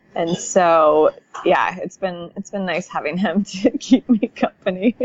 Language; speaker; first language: English; native; English